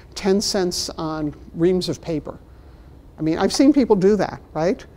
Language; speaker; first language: English; native; English